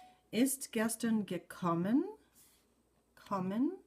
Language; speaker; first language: German; non-native, fluent; English